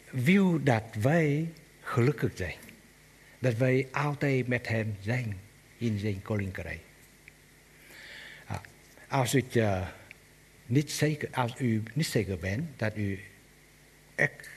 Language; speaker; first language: Dutch; non-native, learner; Vietnamese